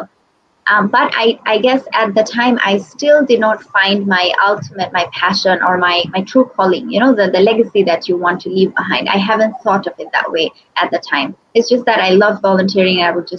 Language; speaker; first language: English; non-native, local second language; Bangla